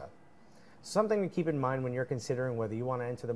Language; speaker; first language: English; native; English